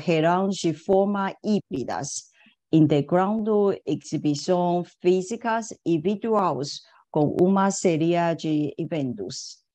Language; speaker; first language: Portuguese; non-native, fluent; Chinese